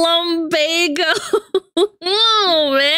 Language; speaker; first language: English; native; English